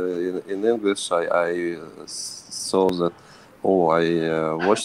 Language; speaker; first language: English; non-native, learner; Ukrainian